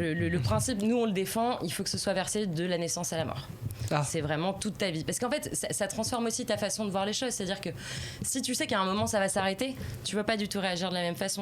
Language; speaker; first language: French; native; French